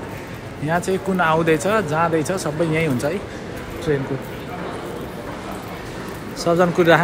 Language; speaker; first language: Nepali; native; Nepali